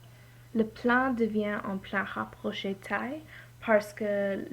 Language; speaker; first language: French; non-native, learner; English